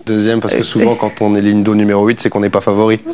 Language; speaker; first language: French; native; French